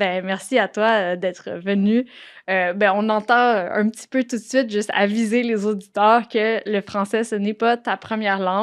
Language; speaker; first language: French; native; French